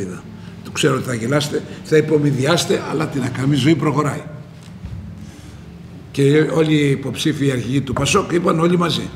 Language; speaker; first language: Greek; native; Greek